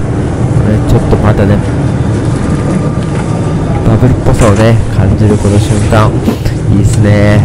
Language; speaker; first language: Japanese; native; Japanese